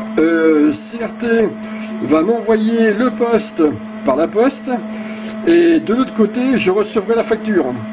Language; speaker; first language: French; native; French